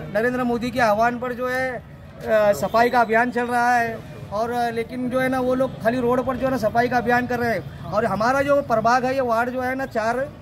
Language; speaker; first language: Hindi; native; Hindi